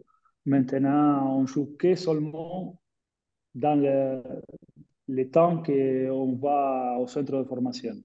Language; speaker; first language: French; non-native, fluent; Spanish